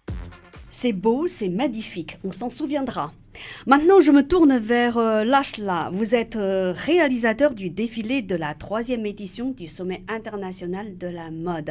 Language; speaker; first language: French; native; French